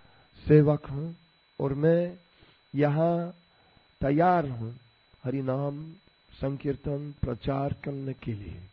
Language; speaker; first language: Hindi; non-native, fluent; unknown